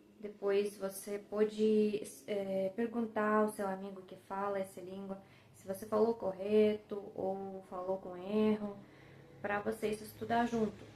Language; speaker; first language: Portuguese; non-native, fluent; Russian